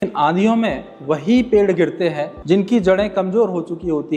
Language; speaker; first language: Hindi; native; Hindi